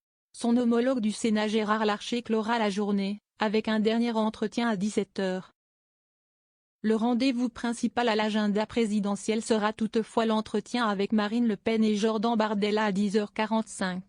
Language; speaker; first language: French; native; French